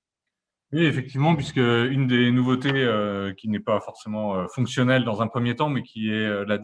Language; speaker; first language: French; native; French